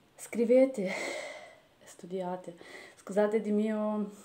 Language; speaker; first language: Italian; non-native, fluent; Ukrainian